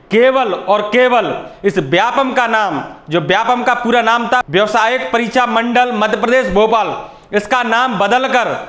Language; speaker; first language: Hindi; native; Hindi